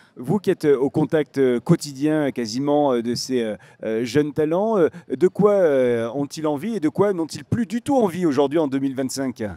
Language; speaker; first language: French; native; French